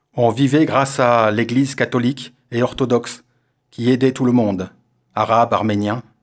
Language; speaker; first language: French; non-native, learner; Armenian